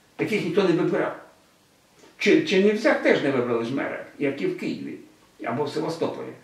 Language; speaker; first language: Ukrainian; non-native, local second language; Russian